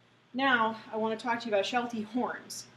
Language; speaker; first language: English; native; English